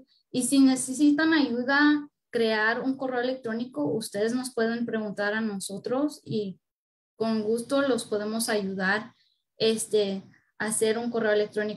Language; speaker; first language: Spanish; early bilingual, heritage; Spanish